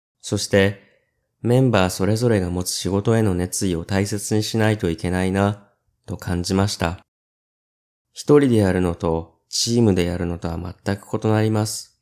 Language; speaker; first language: Japanese; native; Japanese